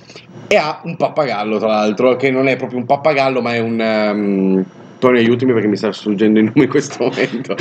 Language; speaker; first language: Italian; native; Italian